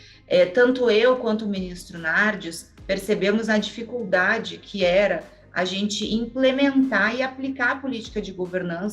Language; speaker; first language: Portuguese; native; Portuguese